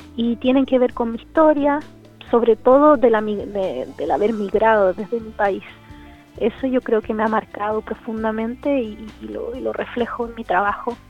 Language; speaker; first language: Spanish; native; Spanish